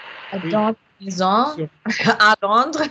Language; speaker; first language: French; non-native, learner; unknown